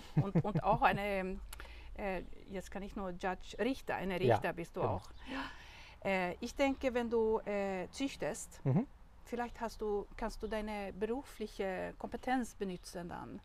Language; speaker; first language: German; non-native, learner; Swedish